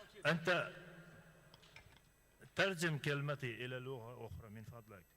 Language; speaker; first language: Arabic; non-native, learner; Uzbek